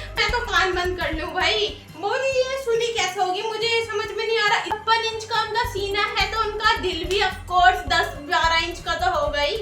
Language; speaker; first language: Hindi; native; Hindi